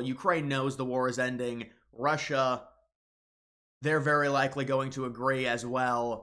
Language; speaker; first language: English; native; English